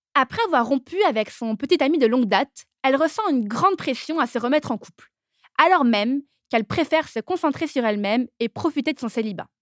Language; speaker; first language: French; native; French